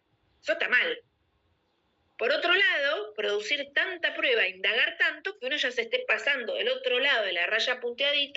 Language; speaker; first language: Spanish; native; Spanish